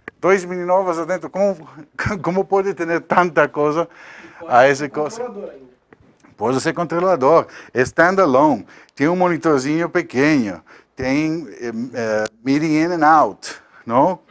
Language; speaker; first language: Portuguese; non-native, learner; Spanish